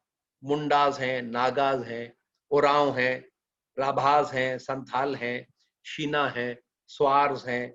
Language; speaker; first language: Hindi; native; Hindi